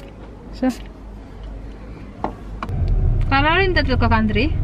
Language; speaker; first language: Swedish; non-native, learner; Indonesian